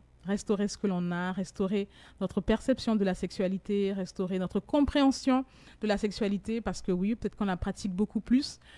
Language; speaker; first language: French; native; French